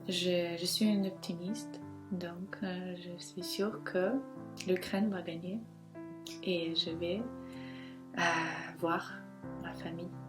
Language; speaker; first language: French; non-native, fluent; Ukrainian